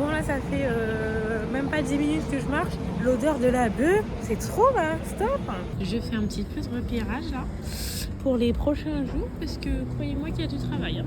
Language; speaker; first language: French; native; French